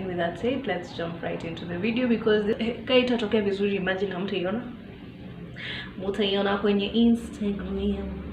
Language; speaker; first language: English; non-native, local second language; Swahili